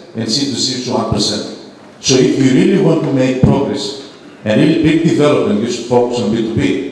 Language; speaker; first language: English; non-native, fluent; Greek